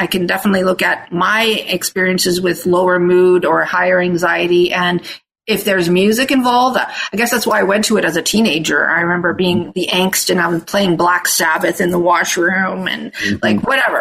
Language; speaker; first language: English; non-native, fluent; Italian